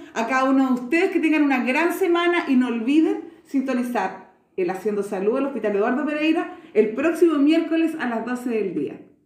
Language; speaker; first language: Spanish; native; Spanish